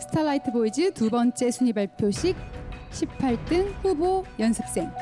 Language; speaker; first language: Korean; native; Korean